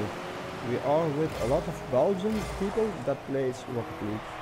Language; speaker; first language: English; non-native, learner; Dutch